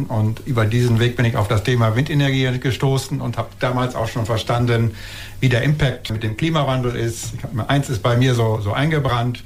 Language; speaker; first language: German; native; German